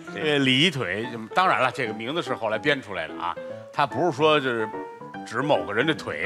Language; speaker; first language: Chinese; native; Chinese